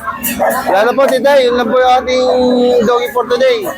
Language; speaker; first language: Filipino; native; Filipino